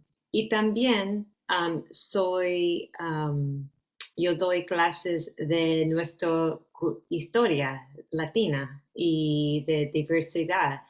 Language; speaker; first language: Spanish; early bilingual, heritage; Spanish